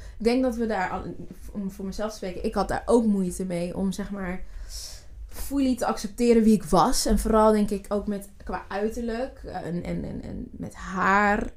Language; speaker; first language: Dutch; early bilingual, other home language; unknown